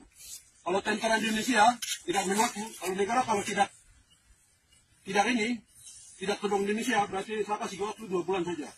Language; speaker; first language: Indonesian; non-native, local second language; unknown